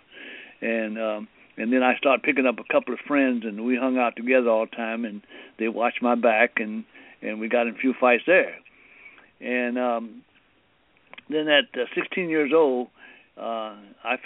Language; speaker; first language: English; early bilingual, other home language; Cantonese